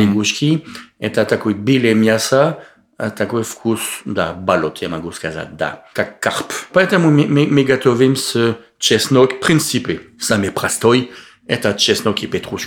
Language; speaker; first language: Russian; non-native, learner; French